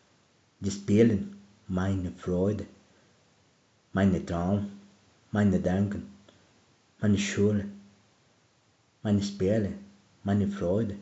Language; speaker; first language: German; non-native, learner; Spanish